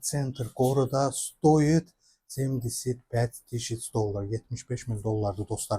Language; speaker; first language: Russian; non-native, local second language; Azerbaijani